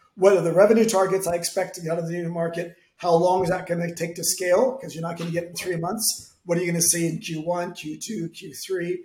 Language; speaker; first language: English; native; English